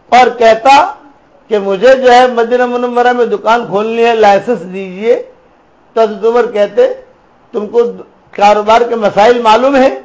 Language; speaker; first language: Urdu; non-native, local second language; Gujarati